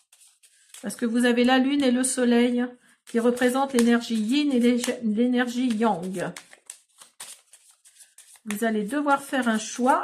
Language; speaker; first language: French; native; French